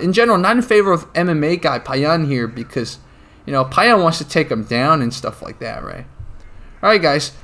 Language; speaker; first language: English; native; English